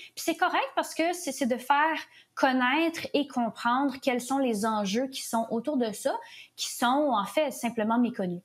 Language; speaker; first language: French; native; French